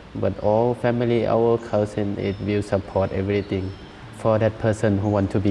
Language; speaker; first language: English; non-native, learner; Thai